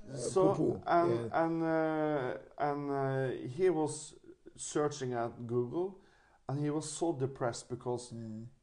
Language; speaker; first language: English; non-native, fluent; Norwegian